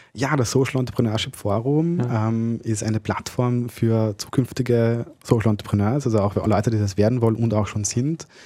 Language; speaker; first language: German; early bilingual, other home language; Bosnian